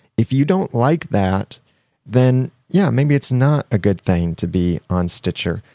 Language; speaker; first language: English; native; English